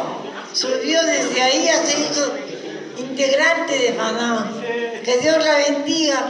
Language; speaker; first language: Spanish; native; Spanish